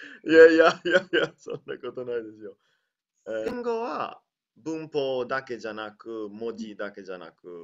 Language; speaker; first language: Japanese; non-native, learner; Italian